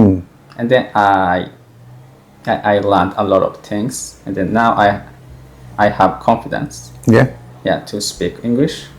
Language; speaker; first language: English; non-native, fluent; Japanese